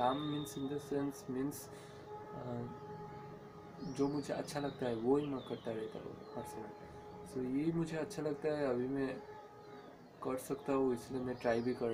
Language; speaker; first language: Hindi; non-native, local second language; Bangla